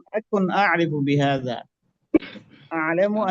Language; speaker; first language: Arabic; non-native, learner; Bangla